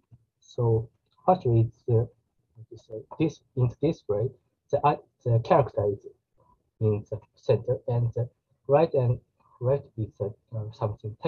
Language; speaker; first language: English; non-native, learner; Japanese